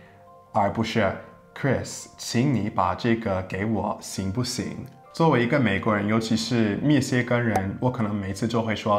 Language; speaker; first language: Chinese; non-native, fluent; English